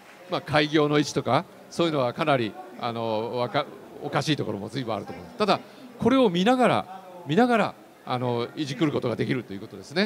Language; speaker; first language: Japanese; native; Japanese